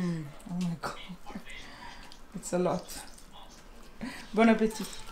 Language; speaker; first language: English; non-native, learner; French